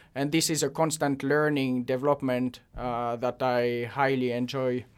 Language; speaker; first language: English; non-native, fluent; French